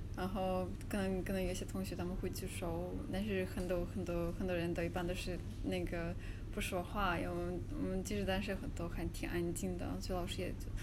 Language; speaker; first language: Chinese; non-native, fluent; Russian